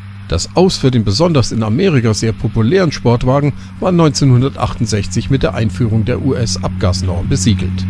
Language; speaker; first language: German; native; German